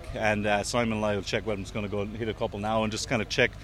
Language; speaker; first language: English; native; English